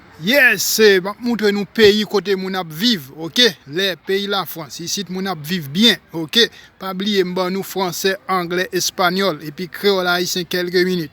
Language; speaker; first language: French; non-native, local second language; Haitian Creole